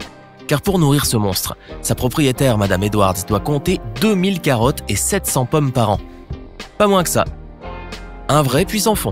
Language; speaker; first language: French; native; French